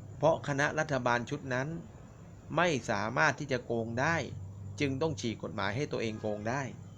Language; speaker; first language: Thai; native; Thai